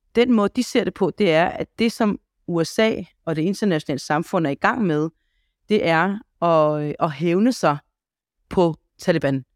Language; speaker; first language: Danish; early bilingual, other home language; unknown